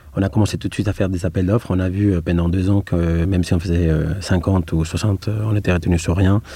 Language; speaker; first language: French; non-native, fluent; Spanish